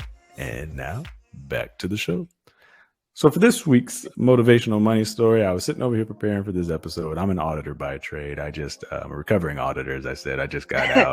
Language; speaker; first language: English; native; English